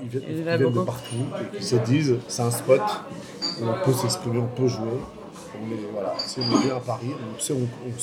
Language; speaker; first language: French; native; French